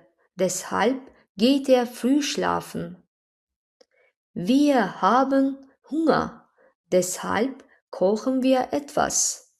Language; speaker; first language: German; non-native, fluent; Azerbaijani